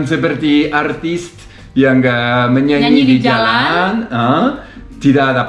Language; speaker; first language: Indonesian; non-native, learner; French